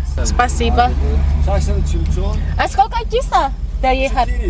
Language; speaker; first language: Russian; non-native, learner; Indonesian